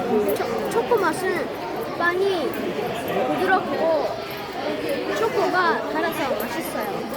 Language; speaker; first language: Korean; early bilingual, heritage; Korean